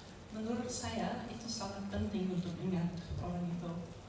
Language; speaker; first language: Indonesian; non-native, learner; English